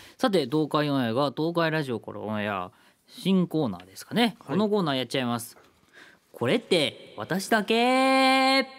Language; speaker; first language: Japanese; native; Japanese